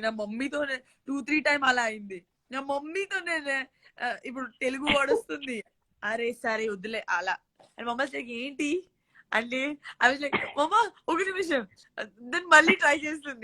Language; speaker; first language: Telugu; non-native, learner; Gujarati